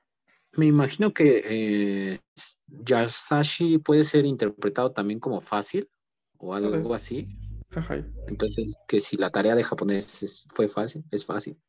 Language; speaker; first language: Spanish; native; Spanish